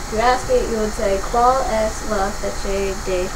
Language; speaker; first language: Spanish; non-native, learner; English